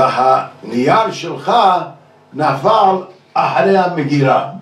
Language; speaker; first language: Hebrew; non-native, fluent; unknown